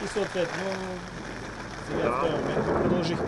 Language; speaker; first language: Bulgarian; native; Bulgarian